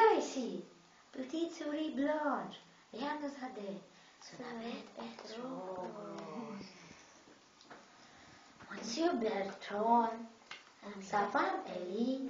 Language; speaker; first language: French; non-native, learner; Russian